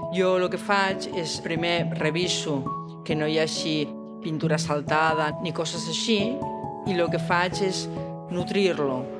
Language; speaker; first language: Catalan; non-native, local second language; Spanish